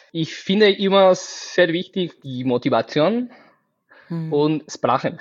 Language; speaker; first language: German; non-native, fluent; Spanish